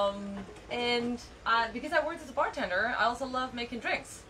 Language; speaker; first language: English; non-native, fluent; Spanish